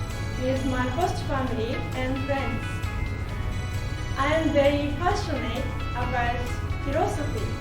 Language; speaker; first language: English; non-native, fluent; Japanese